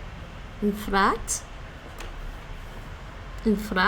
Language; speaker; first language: Dutch; non-native, learner; English